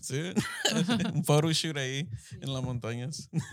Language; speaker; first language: Spanish; early bilingual, heritage; Spanish